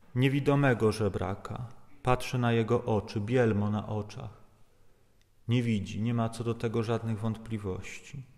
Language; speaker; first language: Polish; native; Polish